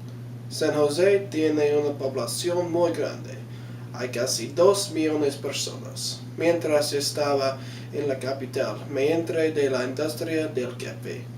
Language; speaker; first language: Spanish; non-native, learner; English